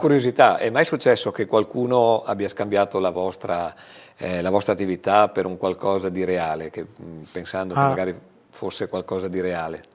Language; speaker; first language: Italian; native; Italian